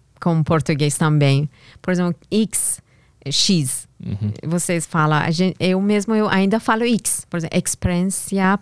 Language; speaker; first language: Portuguese; non-native, learner; Persian